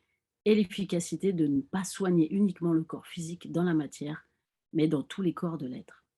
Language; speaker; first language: French; native; French